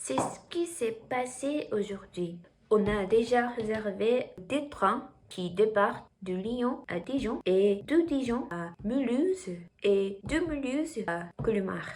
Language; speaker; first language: French; non-native, learner; Japanese